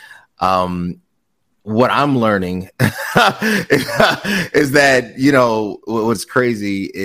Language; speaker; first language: English; native; English